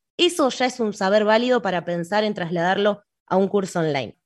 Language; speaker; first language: Spanish; native; Spanish